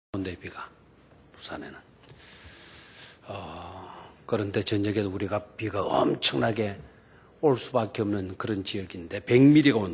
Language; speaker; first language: Korean; native; Korean